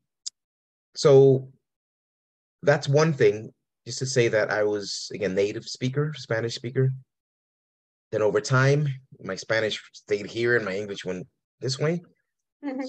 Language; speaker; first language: English; early bilingual, other home language; Spanish